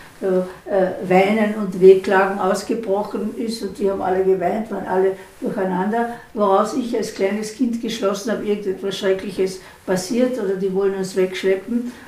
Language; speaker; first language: German; non-native, local second language; Slovenian